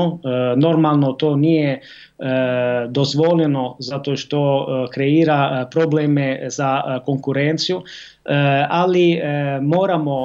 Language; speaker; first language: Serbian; non-native, fluent; Italian